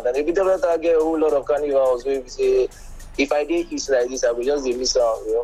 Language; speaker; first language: English; non-native, local second language; Igbo